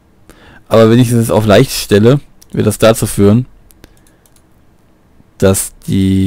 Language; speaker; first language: German; native; German